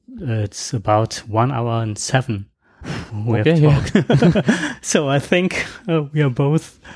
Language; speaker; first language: English; non-native, learner; German